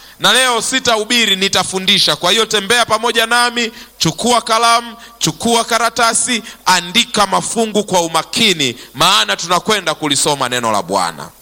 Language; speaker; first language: Swahili; native; Swahili